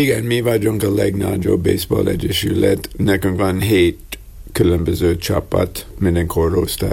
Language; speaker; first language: Hungarian; non-native, learner; English